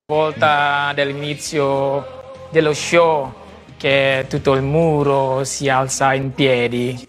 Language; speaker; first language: Italian; non-native, learner; Indonesian